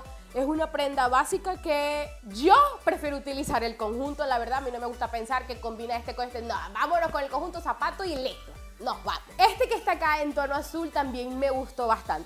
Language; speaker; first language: Spanish; native; Spanish